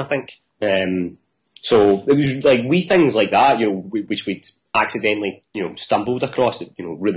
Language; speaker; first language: English; native; English